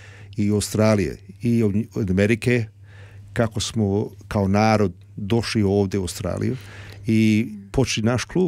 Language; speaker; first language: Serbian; early bilingual, heritage; Serbian